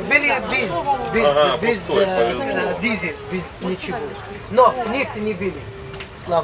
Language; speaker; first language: Russian; non-native, learner; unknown